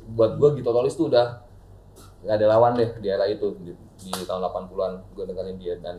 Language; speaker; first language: Indonesian; native; Indonesian